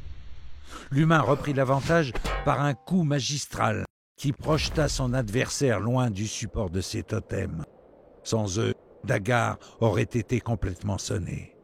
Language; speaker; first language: French; native; French